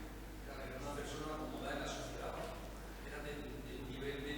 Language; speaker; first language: Spanish; native; Spanish